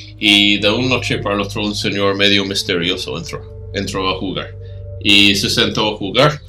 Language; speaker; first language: Spanish; non-native, fluent; English